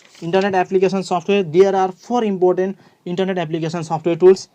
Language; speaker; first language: English; non-native, local second language; Nepali